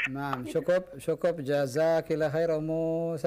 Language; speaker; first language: Arabic; non-native, fluent; Indonesian